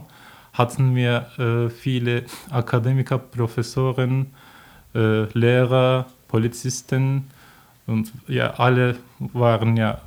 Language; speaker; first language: German; non-native, learner; Turkish